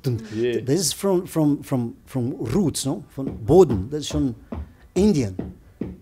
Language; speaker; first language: English; non-native, learner; Portuguese